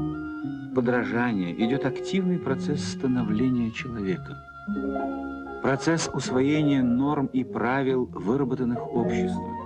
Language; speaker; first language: Russian; native; Russian